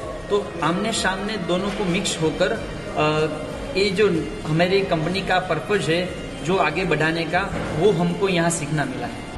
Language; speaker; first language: Hindi; non-native, local second language; Marathi